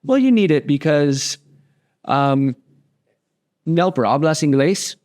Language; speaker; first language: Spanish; non-native, fluent; English